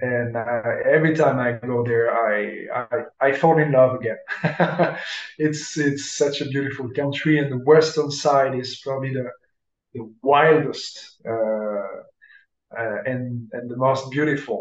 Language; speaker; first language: English; non-native, fluent; French